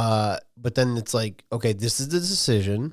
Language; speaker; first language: English; native; English